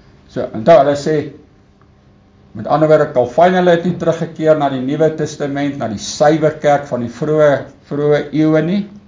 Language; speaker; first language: Afrikaans; native; Afrikaans